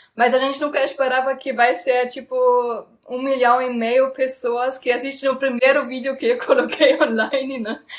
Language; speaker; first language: Portuguese; non-native, fluent; German